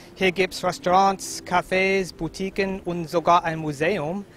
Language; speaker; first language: German; non-native, fluent; English